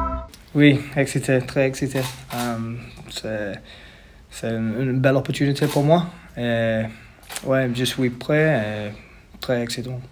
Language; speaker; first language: French; non-native, learner; English